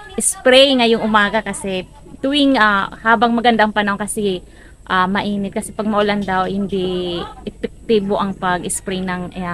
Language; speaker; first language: Filipino; non-native, local second language; Bikol